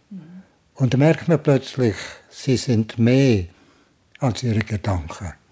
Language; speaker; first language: German; native; German